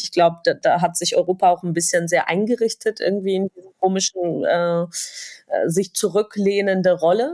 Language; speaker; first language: German; non-native, fluent; Georgian